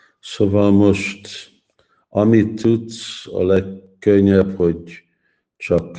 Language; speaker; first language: Hungarian; early bilingual, heritage; Hungarian